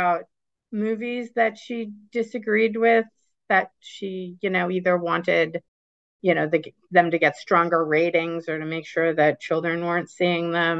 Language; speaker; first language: English; native; English